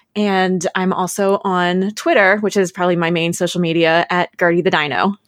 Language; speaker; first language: English; native; English